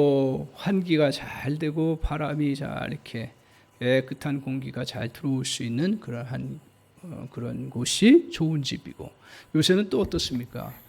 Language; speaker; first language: Korean; native; Korean